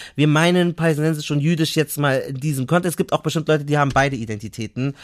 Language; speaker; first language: German; native; German